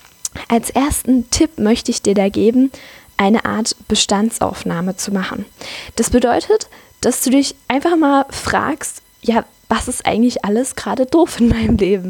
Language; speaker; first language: German; native; German